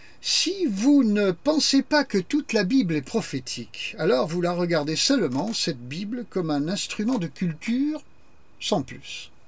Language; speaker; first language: French; native; French